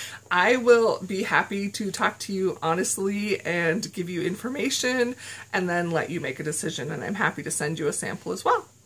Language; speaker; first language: English; native; English